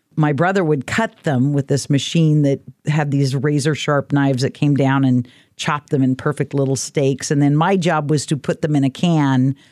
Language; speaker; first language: English; native; English